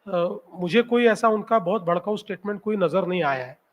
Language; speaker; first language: Hindi; non-native, local second language; Marathi